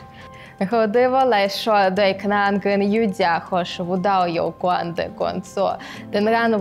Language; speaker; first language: Chinese; non-native, fluent; Russian